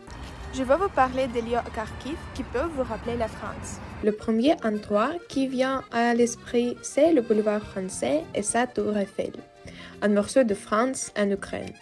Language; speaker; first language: French; non-native, learner; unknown